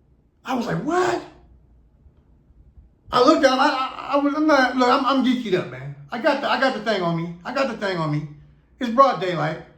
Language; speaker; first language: English; native; English